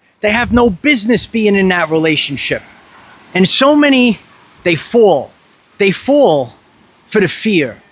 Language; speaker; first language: English; native; English